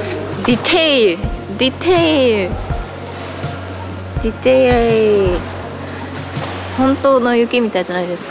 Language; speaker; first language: Japanese; non-native, learner; Korean